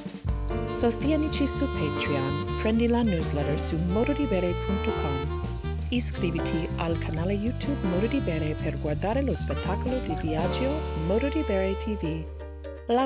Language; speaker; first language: Italian; non-native, learner; English